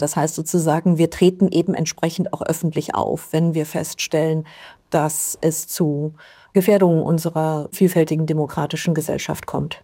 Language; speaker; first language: German; native; German